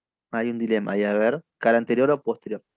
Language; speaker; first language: Spanish; native; Spanish